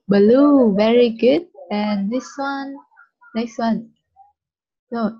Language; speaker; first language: English; non-native, learner; Vietnamese